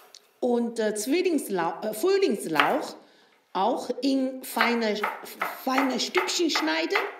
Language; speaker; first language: German; non-native, learner; Chinese